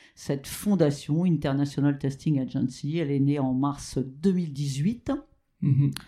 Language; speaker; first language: French; native; French